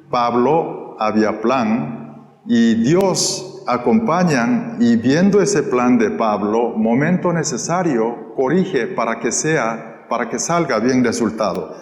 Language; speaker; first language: Spanish; non-native, fluent; Korean